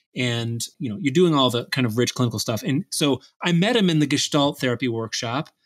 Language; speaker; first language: English; native; English